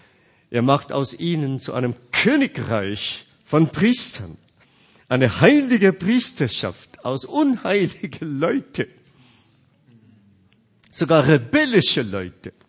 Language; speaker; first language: German; non-native, fluent; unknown